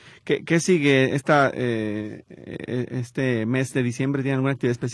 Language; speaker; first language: Spanish; native; Spanish